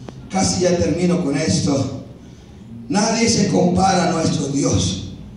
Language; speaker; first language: Spanish; native; Spanish